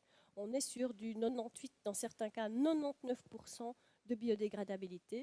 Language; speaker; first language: French; native; French